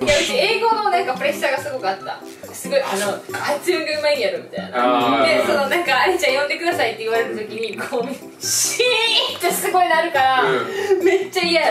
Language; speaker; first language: Japanese; early bilingual, other home language; Russian